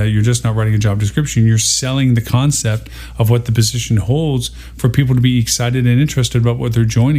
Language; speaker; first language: English; native; English